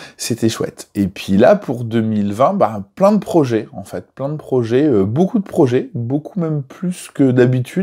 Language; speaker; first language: French; native; French